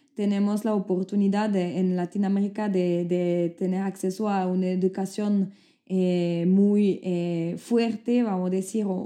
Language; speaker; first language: Spanish; non-native, fluent; French